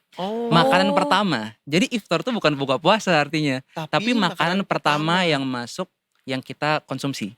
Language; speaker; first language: Indonesian; native; Indonesian